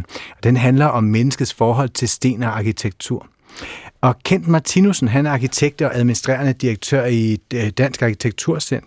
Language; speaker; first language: Danish; native; Danish